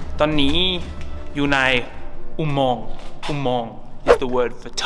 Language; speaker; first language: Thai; non-native, fluent; English